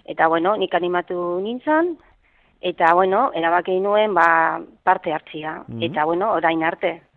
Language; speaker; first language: Basque; non-native, local second language; Spanish